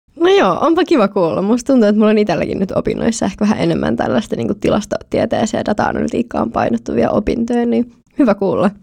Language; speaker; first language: Finnish; native; Finnish